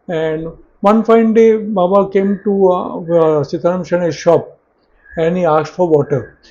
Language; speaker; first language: English; non-native, local second language; Marathi